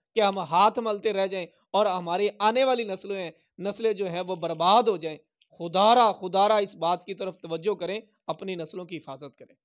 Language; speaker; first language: Urdu; non-native, local second language; Punjabi